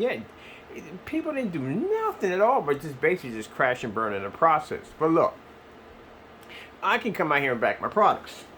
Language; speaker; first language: English; native; English